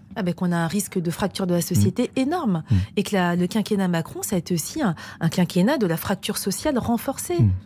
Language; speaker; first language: French; native; French